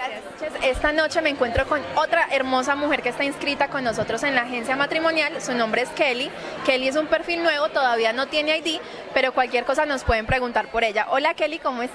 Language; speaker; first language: Spanish; native; Spanish